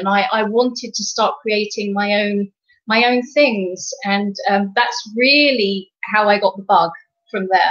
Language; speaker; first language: English; native; English